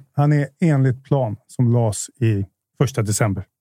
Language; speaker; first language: Swedish; native; Swedish